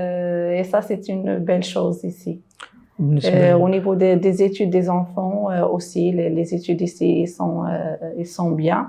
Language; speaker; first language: French; non-native, local second language; Arabic